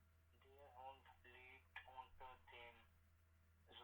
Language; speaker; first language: German; non-native, learner; Urdu